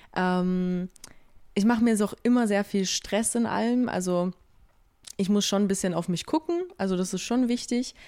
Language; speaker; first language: German; native; German